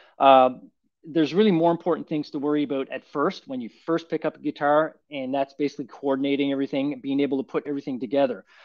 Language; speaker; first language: English; native; English